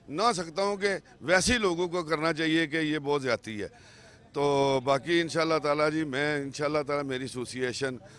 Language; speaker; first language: Urdu; non-native, local second language; Pahari-Potwari